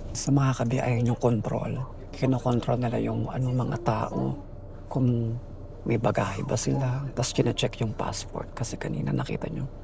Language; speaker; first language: Filipino; native; Filipino